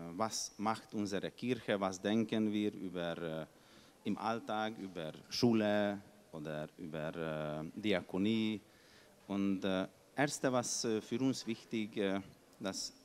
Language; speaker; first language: German; non-native, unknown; Hungarian